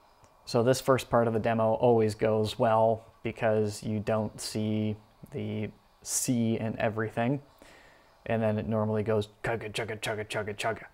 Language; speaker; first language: English; native; English